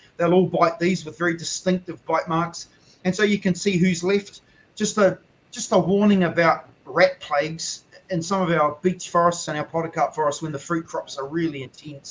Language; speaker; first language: English; native; English